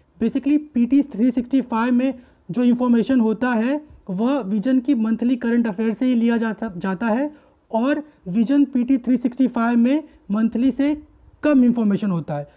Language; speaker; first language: Hindi; native; Hindi